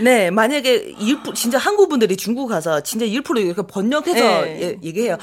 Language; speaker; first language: Korean; non-native, fluent; Chinese